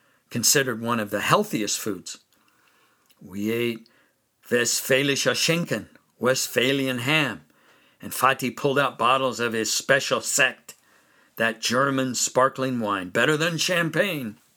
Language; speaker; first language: English; native; English